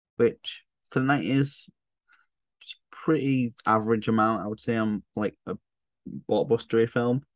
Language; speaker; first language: English; native; English